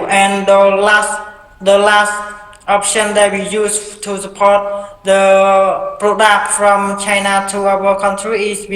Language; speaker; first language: English; non-native, learner; Khmer